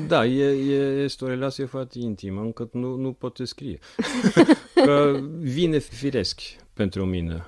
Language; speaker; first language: Romanian; non-native, fluent; Norwegian